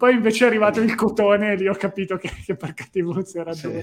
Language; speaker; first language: Italian; native; Italian